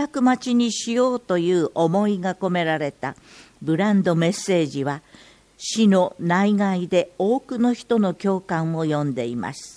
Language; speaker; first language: Japanese; native; Japanese